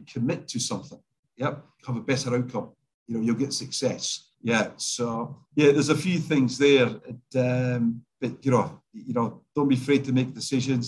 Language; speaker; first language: English; native; English